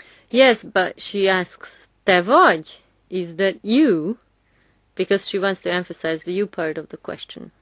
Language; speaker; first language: English; non-native, fluent; Hungarian